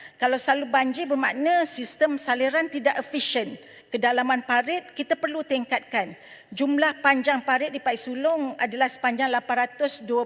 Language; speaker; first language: Malay; native; Malay